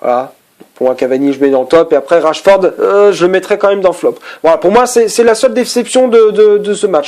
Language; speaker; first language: French; native; French